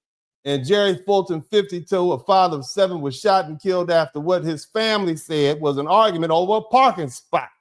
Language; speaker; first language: English; native; English